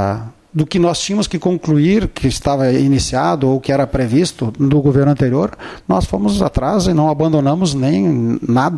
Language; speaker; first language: Portuguese; native; Portuguese